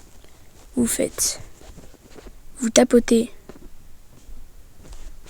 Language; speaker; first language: French; native; French